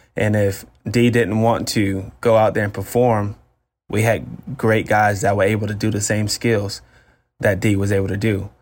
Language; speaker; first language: English; native; English